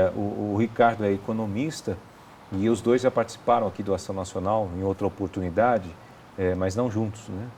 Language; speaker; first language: Portuguese; native; Portuguese